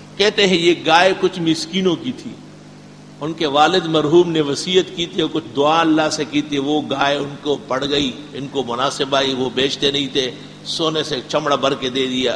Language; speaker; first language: Urdu; non-native, local second language; Pashto